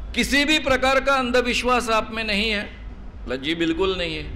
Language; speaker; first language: Hindi; non-native, local second language; Marathi